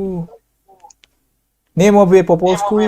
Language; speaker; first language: Polish; non-native, learner; Indonesian